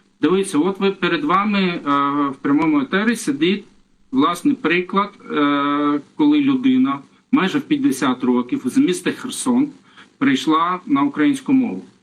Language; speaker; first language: Ukrainian; non-native, local second language; Russian